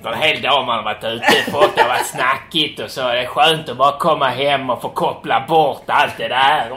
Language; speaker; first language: Swedish; native; Swedish